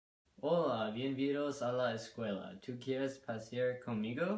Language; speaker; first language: Spanish; non-native, learner; English